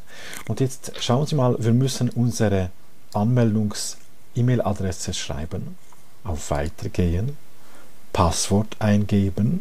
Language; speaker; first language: German; non-native, fluent; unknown